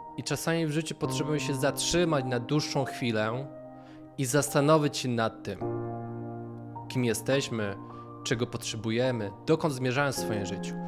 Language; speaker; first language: Polish; native; Polish